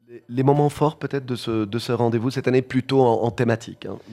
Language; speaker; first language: French; non-native, local second language; Arabic